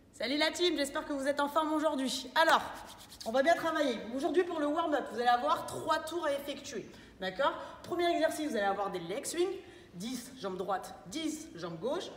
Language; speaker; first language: French; native; French